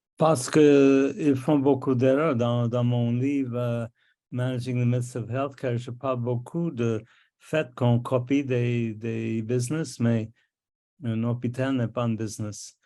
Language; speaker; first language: French; non-native, local second language; English